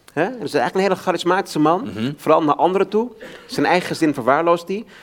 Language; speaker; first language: Dutch; native; Dutch